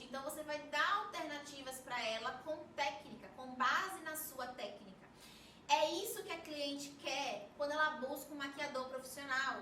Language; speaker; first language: Portuguese; native; Portuguese